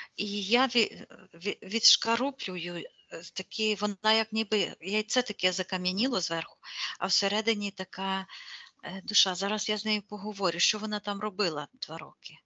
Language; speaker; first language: Ukrainian; non-native, local second language; Russian